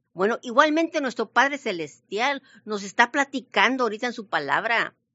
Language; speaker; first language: Spanish; early bilingual, heritage; Spanish